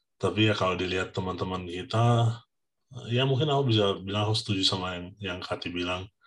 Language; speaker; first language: Indonesian; early bilingual, heritage; Indonesian